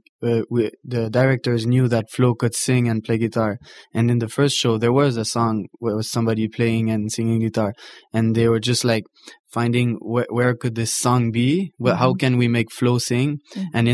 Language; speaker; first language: English; native; English